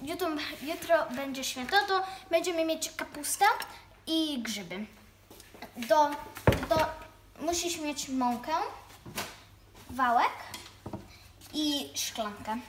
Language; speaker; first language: Polish; early bilingual, heritage; Polish